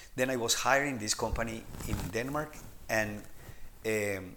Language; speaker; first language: English; non-native, fluent; Spanish